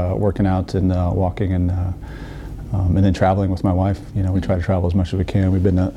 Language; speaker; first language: English; native; English